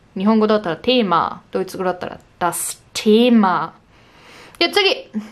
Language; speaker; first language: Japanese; non-native, fluent; German